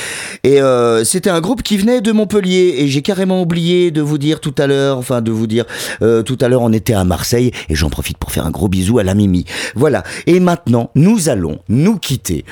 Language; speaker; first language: French; native; French